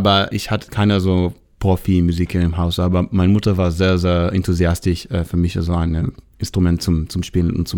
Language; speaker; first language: German; non-native, learner; Hebrew